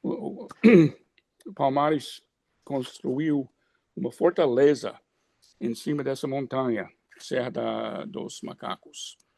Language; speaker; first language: Portuguese; non-native, fluent; English